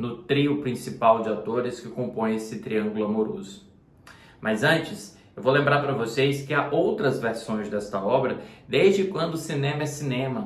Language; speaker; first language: Portuguese; native; Portuguese